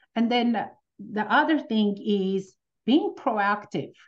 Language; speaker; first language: English; early bilingual, other home language; Armenian